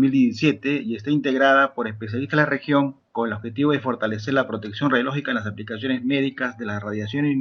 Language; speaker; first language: Spanish; native; Spanish